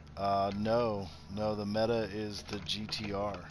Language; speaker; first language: English; native; English